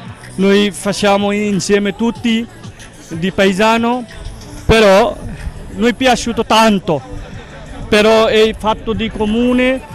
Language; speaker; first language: Italian; non-native, learner; Bangla